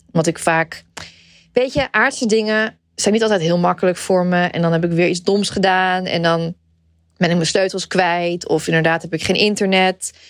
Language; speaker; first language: Dutch; native; Dutch